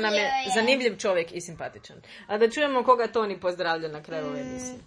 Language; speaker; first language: Serbian; native; Serbian